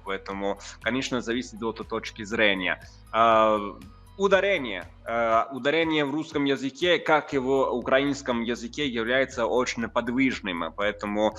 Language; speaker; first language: Russian; non-native, fluent; Italian